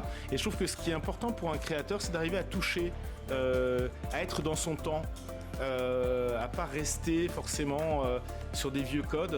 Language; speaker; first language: French; native; French